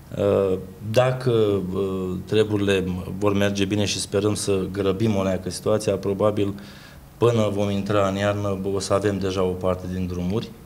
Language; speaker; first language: Romanian; native; Romanian